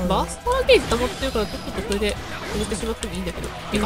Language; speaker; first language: Japanese; native; Japanese